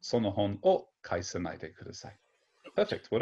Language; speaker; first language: Japanese; non-native, fluent; English